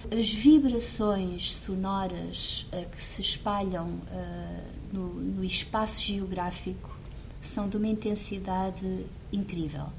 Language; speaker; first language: Portuguese; early bilingual, heritage; Portuguese